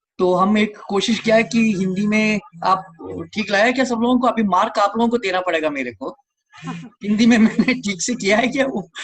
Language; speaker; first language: Hindi; non-native, local second language; Malayalam